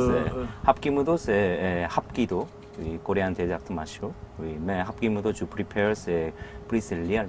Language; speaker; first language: French; non-native, learner; Korean